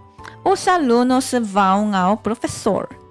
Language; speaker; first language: Portuguese; non-native, learner; Korean